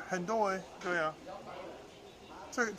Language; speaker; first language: Chinese; non-native, learner; English